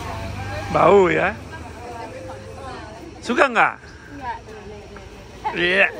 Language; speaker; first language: Indonesian; non-native, learner; Spanish